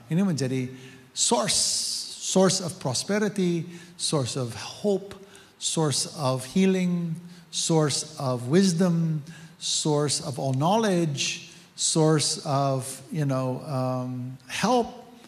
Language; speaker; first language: English; native; English